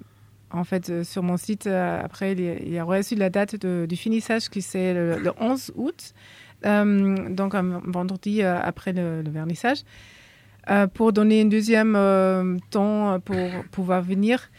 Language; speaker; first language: French; non-native, fluent; German